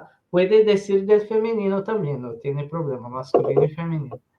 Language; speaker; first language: Spanish; non-native, learner; Portuguese